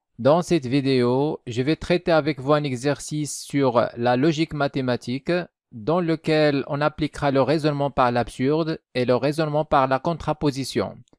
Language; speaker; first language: French; non-native, local second language; Arabic